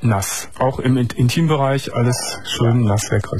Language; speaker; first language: German; native; German